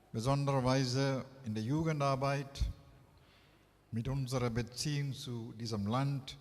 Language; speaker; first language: German; non-native, fluent; Tamil